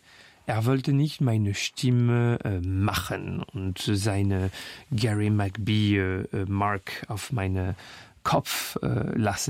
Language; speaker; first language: German; non-native, fluent; French